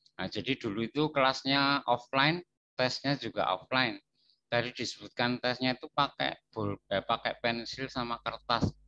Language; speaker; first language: Indonesian; non-native, local second language; Javanese